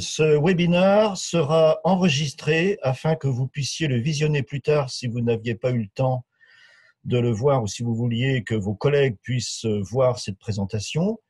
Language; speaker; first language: French; native; French